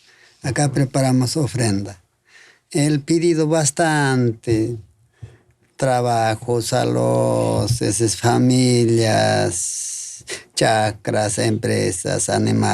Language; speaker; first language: Spanish; non-native, local second language; Quechua